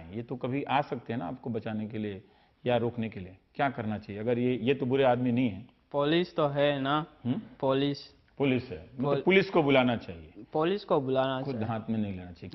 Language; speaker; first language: Hindi; native; Hindi